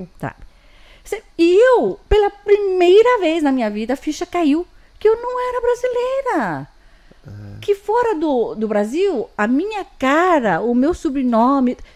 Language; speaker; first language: Portuguese; early bilingual, other home language; Chinese